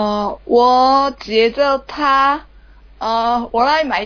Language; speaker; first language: Chinese; non-native, learner; Korean